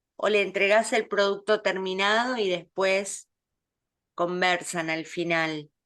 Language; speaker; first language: Spanish; native; Spanish